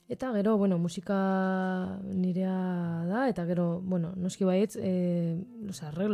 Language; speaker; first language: Basque; non-native, local second language; Spanish